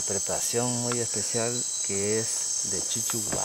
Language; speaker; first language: Spanish; non-native, local second language; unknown